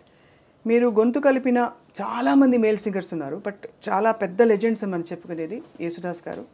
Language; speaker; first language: Telugu; native; Telugu